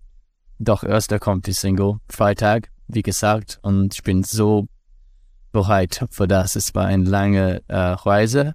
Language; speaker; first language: German; non-native, learner; English